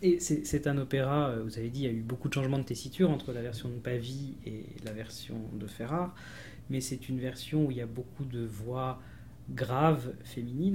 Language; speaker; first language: French; native; French